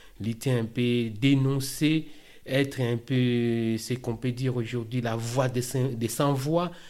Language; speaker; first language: French; non-native, local second language; Lingala